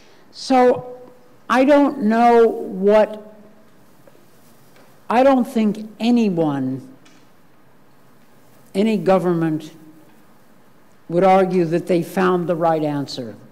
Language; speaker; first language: English; native; English